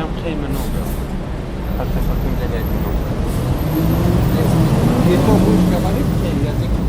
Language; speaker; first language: Russian; non-native, local second language; Tajik